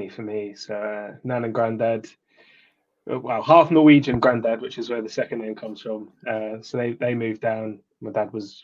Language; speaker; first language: English; native; English